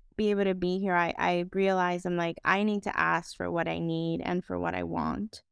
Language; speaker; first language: English; non-native, fluent; Spanish